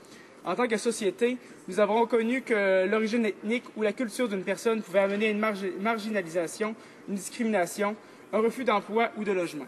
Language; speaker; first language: French; native; French